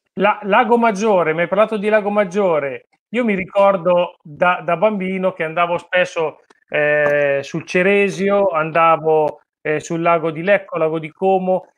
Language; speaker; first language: Italian; native; Italian